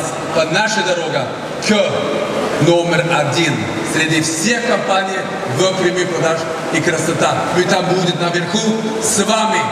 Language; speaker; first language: Russian; non-native, fluent; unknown